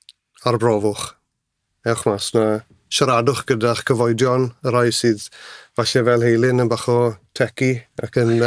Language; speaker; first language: Welsh; native; Welsh